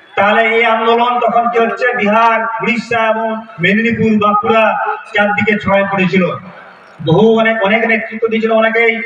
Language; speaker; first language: Bangla; native; Bangla